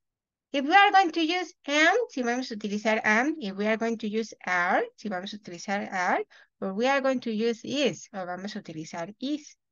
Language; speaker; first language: English; non-native, fluent; Spanish